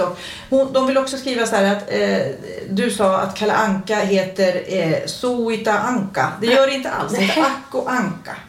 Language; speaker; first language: Swedish; native; Swedish